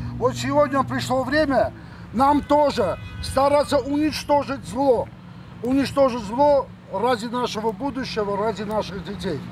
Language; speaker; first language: Russian; non-native, local second language; Armenian